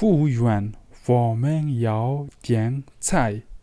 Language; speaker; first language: Chinese; non-native, learner; Mongolian